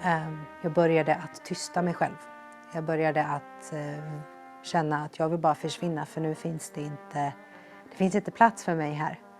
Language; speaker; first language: Swedish; early bilingual, other home language; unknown